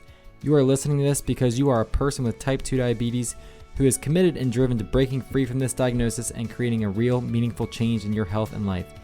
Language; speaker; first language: English; native; English